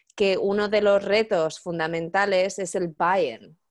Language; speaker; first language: Spanish; native; Spanish